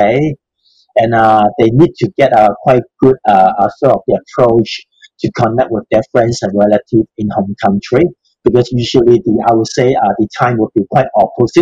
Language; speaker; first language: English; non-native, local second language; Cantonese